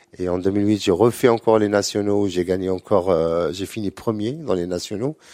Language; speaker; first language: French; non-native, local second language; Arabic